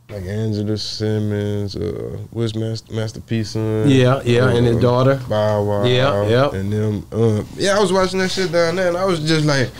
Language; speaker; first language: English; native; English